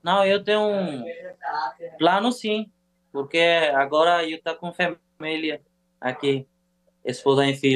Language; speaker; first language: Portuguese; non-native, learner; Bangla